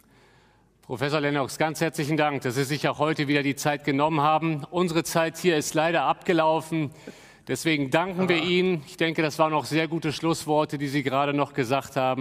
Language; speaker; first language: German; native; German